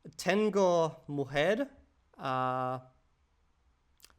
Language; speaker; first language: Spanish; non-native, learner; English